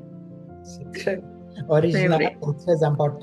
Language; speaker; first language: French; non-native, fluent; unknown